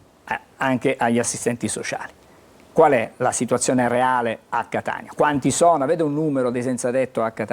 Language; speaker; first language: Italian; native; Italian